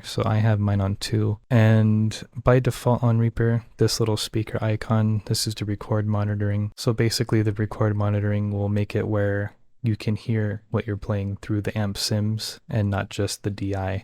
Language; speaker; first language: English; native; English